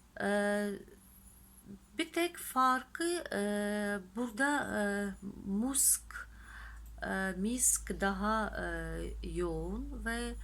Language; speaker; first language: Turkish; non-native, fluent; Russian